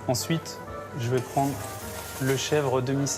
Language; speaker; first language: French; native; French